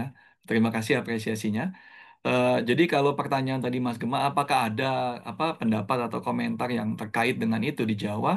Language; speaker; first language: Indonesian; native; Indonesian